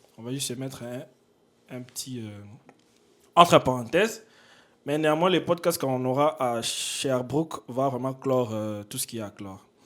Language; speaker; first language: French; non-native, local second language; Lingala